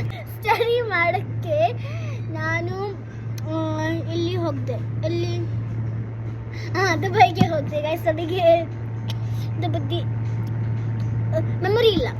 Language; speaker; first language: Kannada; early bilingual, heritage; Kannada